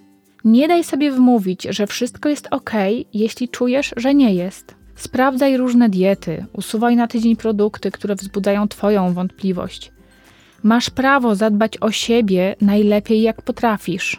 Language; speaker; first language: Polish; native; Polish